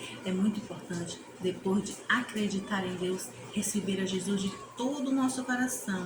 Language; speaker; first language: Portuguese; native; Portuguese